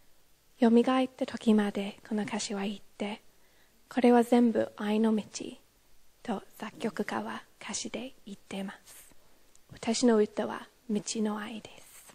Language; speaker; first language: Japanese; non-native, fluent; English